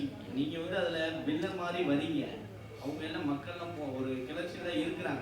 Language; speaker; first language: Tamil; native; Tamil